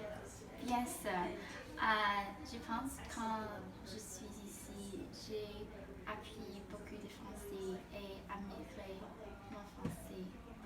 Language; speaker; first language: French; non-native, learner; English